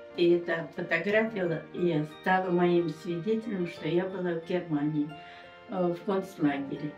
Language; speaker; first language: Russian; native; Russian